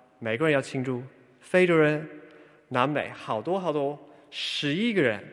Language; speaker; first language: Chinese; non-native, fluent; English